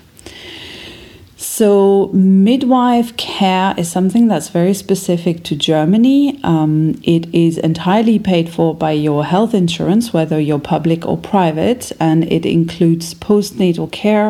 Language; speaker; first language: English; non-native, fluent; French